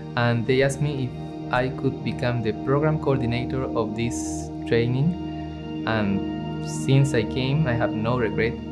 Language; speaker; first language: English; non-native, fluent; Spanish